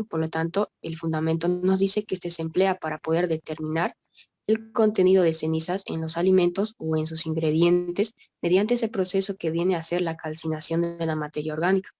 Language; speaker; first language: Spanish; native; Spanish